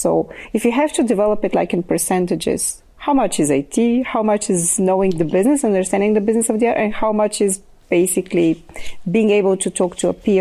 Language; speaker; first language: English; non-native, fluent; Bulgarian